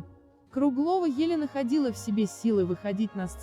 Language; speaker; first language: Russian; native; Russian